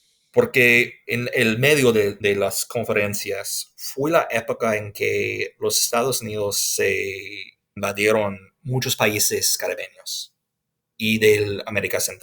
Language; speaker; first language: Spanish; non-native, fluent; English